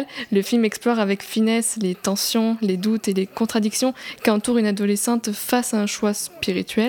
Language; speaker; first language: French; native; French